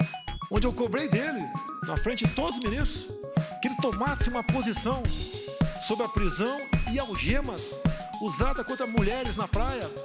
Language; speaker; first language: Portuguese; native; Portuguese